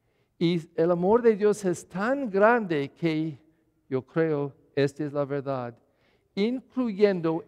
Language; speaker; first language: Spanish; non-native, learner; English